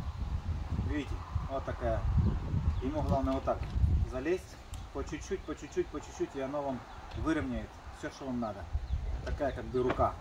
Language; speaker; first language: Russian; native; Russian